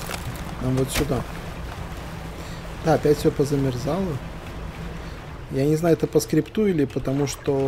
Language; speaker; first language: Russian; native; Russian